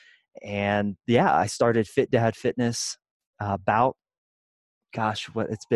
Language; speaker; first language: English; native; English